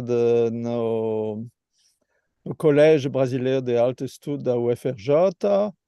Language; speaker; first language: Portuguese; non-native, learner; French